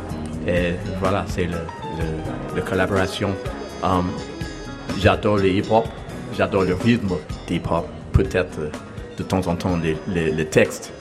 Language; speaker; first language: French; non-native, learner; English